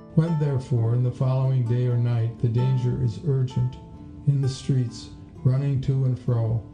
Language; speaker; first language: English; native; English